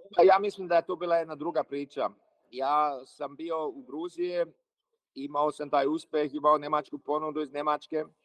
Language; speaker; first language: Croatian; early bilingual, heritage; Croatian